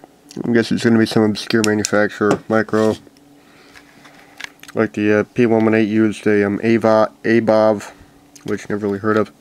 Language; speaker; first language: English; native; English